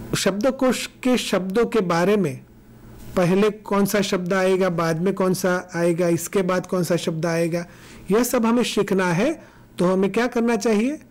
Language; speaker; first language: Hindi; non-native, local second language; Gujarati